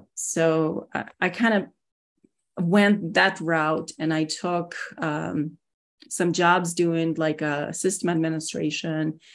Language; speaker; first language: English; non-native, fluent; Russian